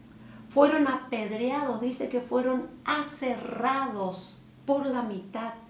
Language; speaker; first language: Spanish; native; Spanish